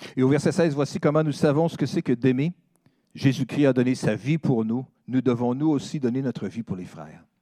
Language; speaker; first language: French; native; French